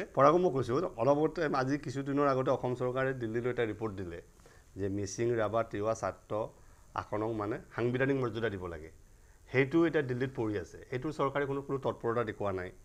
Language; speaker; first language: Assamese; native; Assamese